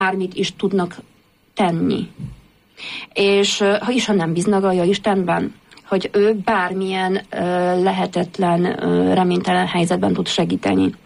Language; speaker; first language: Hungarian; non-native, fluent; Polish